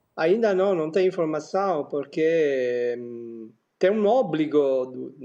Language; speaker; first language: Portuguese; non-native, fluent; Italian